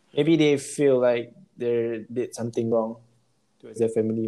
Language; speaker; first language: English; non-native, local second language; Malay